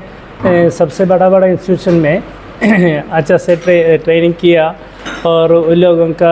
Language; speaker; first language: Hindi; non-native, local second language; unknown